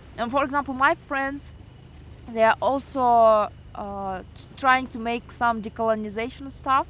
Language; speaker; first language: English; non-native, fluent; Russian